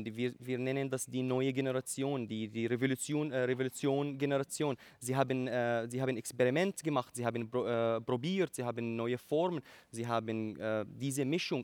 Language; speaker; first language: German; non-native, learner; Arabic